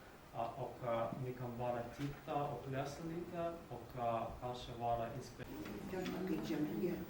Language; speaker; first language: Swedish; non-native, learner; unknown